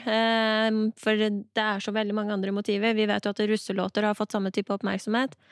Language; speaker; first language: Norwegian; early bilingual, other home language; Persian